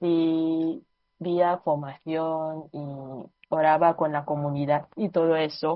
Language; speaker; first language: Spanish; non-native, fluent; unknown